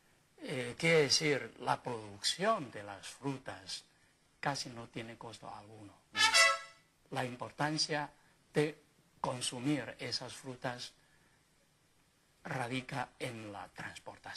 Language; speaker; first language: Spanish; non-native, fluent; Chinese